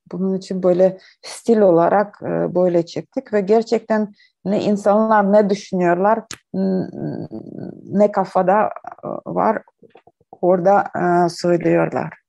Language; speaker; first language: Turkish; non-native, learner; Ukrainian